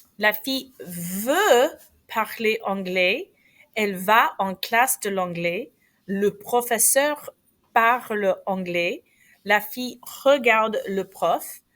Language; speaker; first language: French; non-native, fluent; English